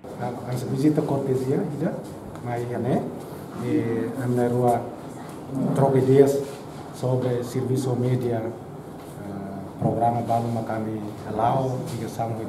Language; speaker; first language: Portuguese; non-native, local second language; Tetum